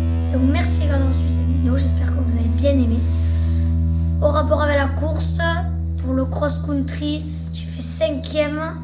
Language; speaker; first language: French; native; French